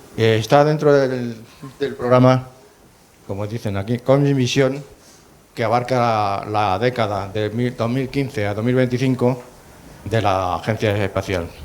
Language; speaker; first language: Spanish; native; Spanish